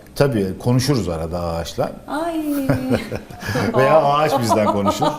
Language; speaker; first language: Turkish; native; Turkish